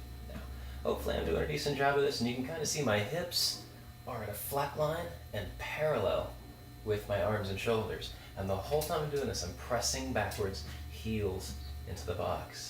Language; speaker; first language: English; native; English